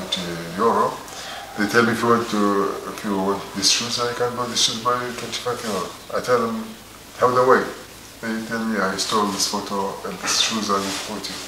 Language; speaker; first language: English; non-native, learner; Arabic